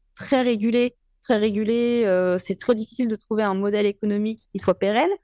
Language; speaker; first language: French; native; French